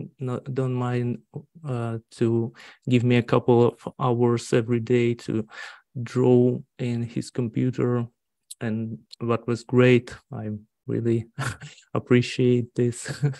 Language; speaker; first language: English; non-native, learner; Russian